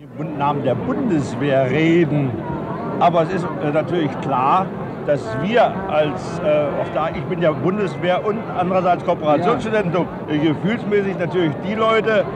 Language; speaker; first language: German; native; German